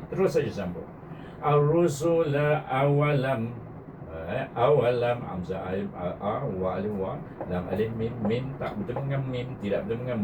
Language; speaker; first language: Malay; native; Malay